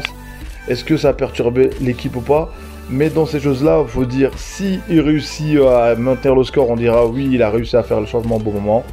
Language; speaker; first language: French; native; French